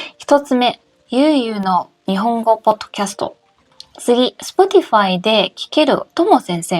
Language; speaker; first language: Japanese; non-native, fluent; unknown